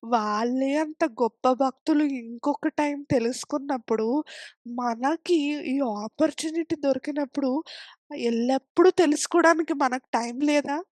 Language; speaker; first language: Telugu; non-native, fluent; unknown